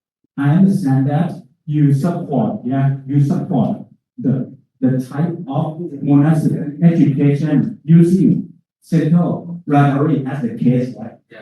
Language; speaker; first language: English; non-native, fluent; Thai